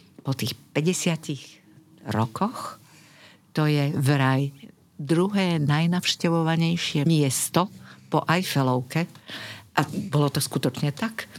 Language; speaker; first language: Slovak; native; Slovak